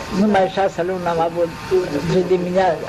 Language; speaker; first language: Romanian; non-native, local second language; German